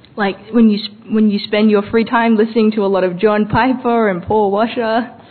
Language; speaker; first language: English; early bilingual, other home language; Chinese